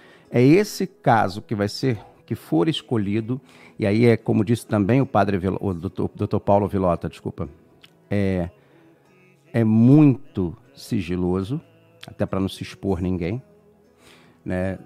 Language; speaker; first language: Portuguese; native; Portuguese